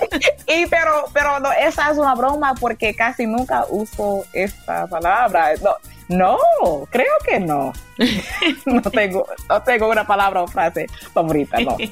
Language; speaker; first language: Spanish; non-native, learner; English